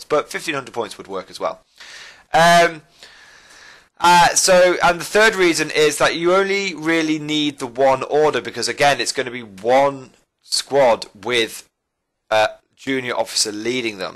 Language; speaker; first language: English; native; English